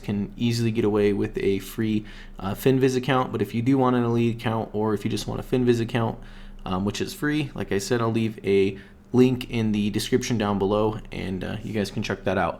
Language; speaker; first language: English; native; English